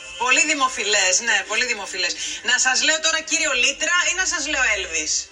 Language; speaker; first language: Greek; native; Greek